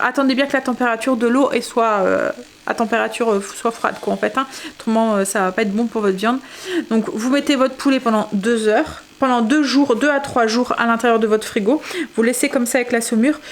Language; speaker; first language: French; native; French